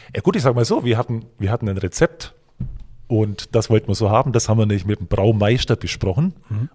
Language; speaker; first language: German; native; German